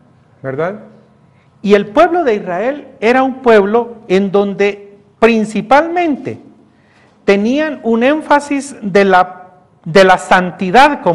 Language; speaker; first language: Spanish; native; Spanish